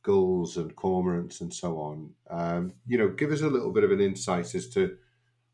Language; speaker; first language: English; native; English